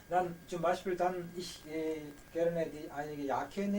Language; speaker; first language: German; non-native, learner; Korean